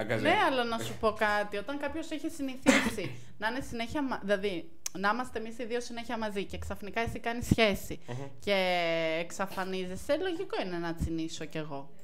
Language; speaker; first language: Greek; native; Greek